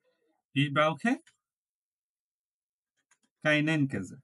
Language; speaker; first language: German; non-native, fluent; Bangla